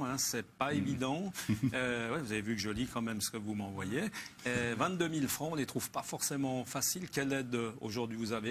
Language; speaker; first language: French; native; French